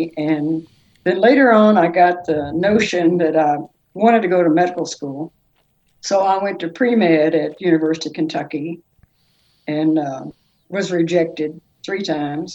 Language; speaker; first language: English; native; English